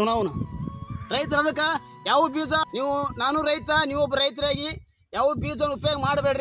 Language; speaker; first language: Kannada; native; Kannada